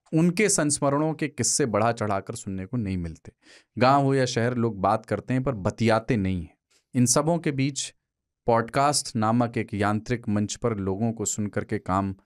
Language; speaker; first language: Hindi; native; Hindi